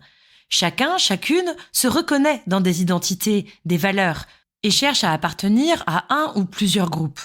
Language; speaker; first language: French; native; French